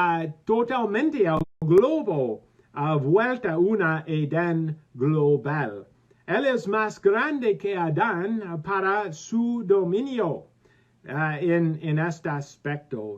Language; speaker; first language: Spanish; non-native, learner; English